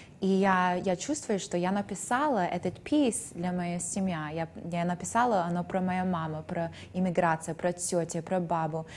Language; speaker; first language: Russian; early bilingual, heritage; English